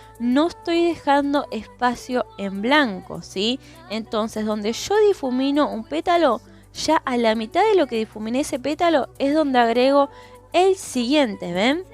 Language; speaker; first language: Spanish; native; Spanish